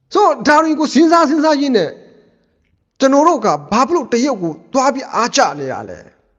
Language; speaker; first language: Burmese; native; Burmese